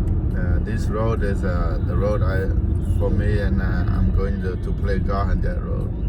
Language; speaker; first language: English; non-native, learner; Khmer